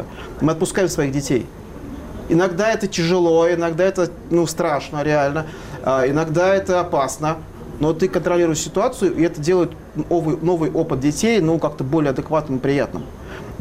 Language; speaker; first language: Russian; native; Russian